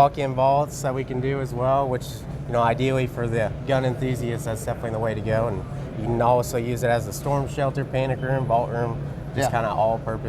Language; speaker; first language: English; native; English